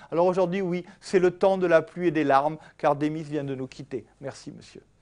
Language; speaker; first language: French; native; French